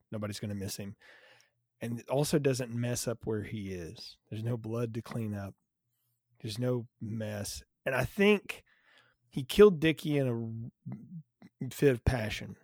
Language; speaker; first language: English; native; English